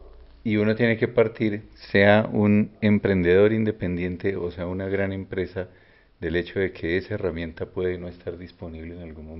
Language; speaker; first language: Spanish; native; Spanish